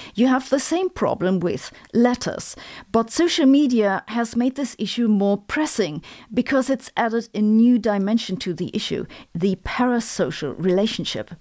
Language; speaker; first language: English; non-native, fluent; German